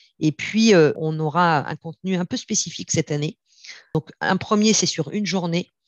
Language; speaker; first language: French; native; French